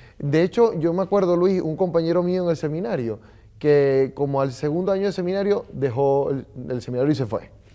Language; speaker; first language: Spanish; native; Spanish